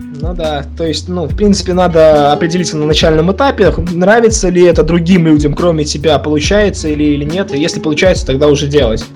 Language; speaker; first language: Russian; native; Russian